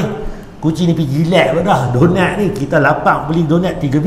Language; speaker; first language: Malay; native; Malay